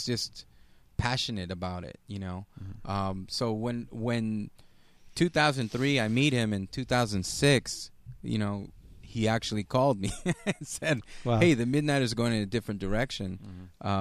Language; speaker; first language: English; native; English